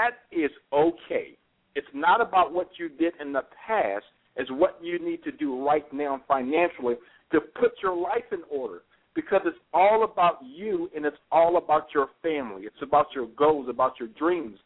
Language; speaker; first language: English; native; English